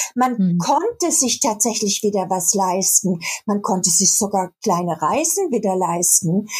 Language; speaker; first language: German; native; German